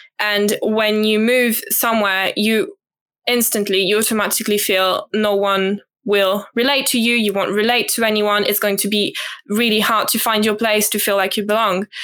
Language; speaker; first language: English; non-native, fluent; French